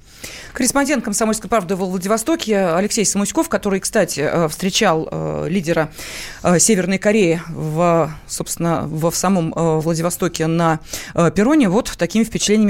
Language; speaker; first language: Russian; native; Russian